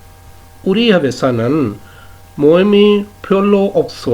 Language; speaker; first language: Korean; non-native, fluent; Urdu